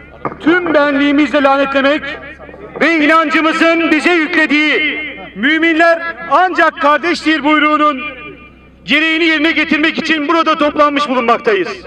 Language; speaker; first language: Turkish; native; Turkish